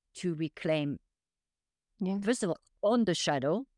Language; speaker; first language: English; non-native, fluent; French